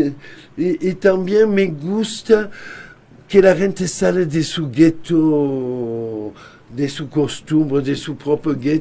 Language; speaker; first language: Spanish; non-native, fluent; French